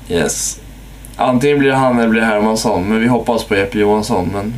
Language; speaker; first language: Swedish; native; Swedish